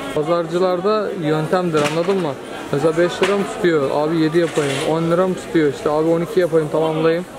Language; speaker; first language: Turkish; native; Turkish